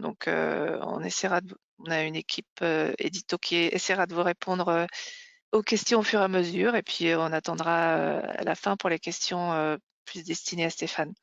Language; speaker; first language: French; native; French